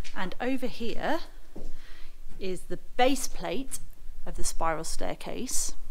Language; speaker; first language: English; native; English